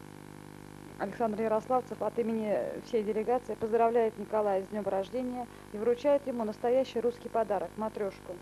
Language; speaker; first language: Russian; native; Russian